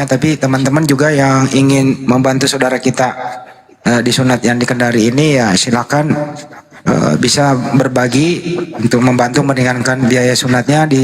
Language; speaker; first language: Indonesian; native; Indonesian